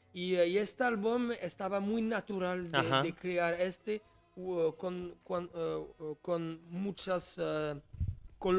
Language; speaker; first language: Spanish; non-native, learner; French